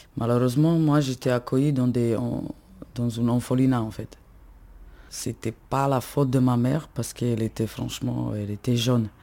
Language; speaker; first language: French; non-native, fluent; Romany